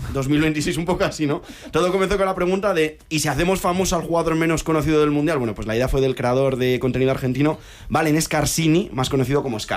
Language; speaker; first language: Spanish; native; Spanish